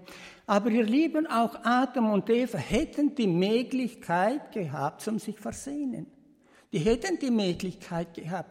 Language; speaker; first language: German; early bilingual, heritage; German